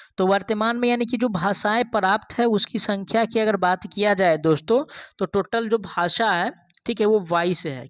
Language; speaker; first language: Hindi; native; Hindi